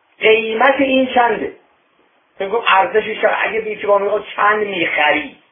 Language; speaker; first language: Persian; non-native, local second language; Azerbaijani